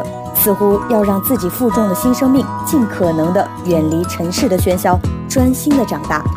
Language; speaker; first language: Chinese; native; Chinese